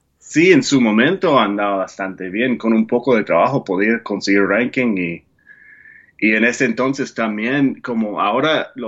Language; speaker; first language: Spanish; non-native, fluent; English